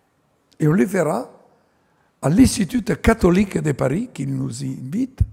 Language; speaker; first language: French; non-native, fluent; Italian